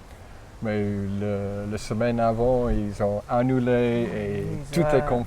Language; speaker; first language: French; non-native, fluent; English